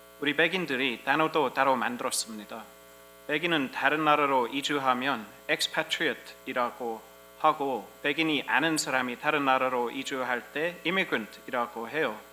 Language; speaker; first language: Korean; non-native, fluent; English